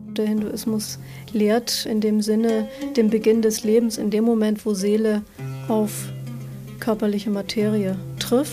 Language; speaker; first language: German; native; German